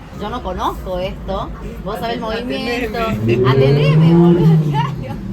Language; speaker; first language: Spanish; native; Spanish